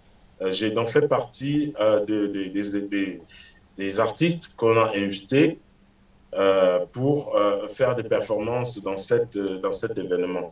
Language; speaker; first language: French; non-native, local second language; Fang